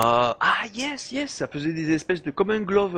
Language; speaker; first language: French; native; French